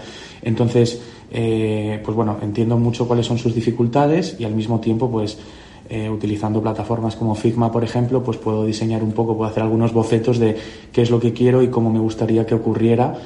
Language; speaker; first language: Spanish; native; Spanish